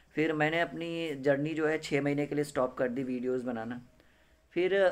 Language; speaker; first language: Hindi; native; Hindi